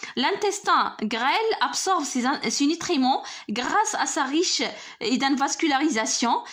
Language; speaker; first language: French; non-native, local second language; Arabic